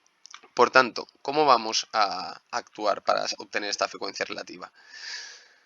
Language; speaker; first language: Spanish; native; Spanish